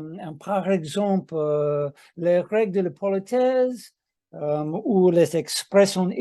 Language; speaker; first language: French; non-native, fluent; English